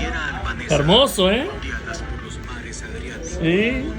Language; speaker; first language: Spanish; non-native, learner; Albanian